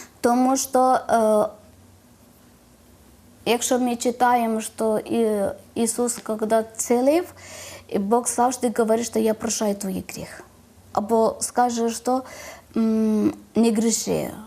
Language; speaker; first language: Ukrainian; non-native, learner; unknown